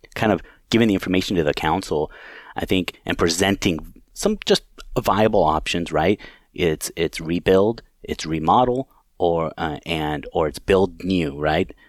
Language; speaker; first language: English; native; English